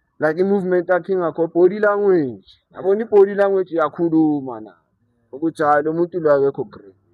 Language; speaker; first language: Zulu; native; Zulu